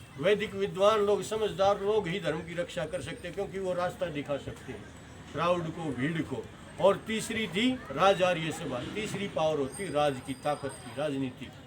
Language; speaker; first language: Hindi; native; Hindi